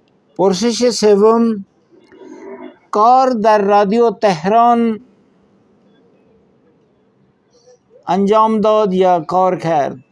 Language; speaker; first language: Persian; non-native, fluent; Urdu